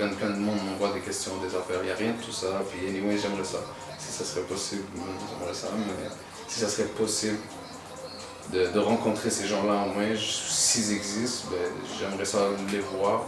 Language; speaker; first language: French; native; French